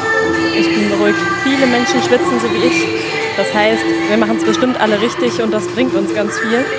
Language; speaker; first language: German; native; German